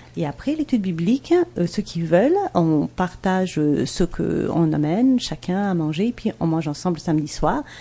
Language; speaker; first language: French; non-native, local second language; Malagasy